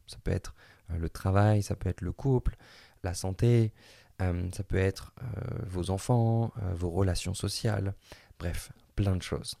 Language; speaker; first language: French; native; French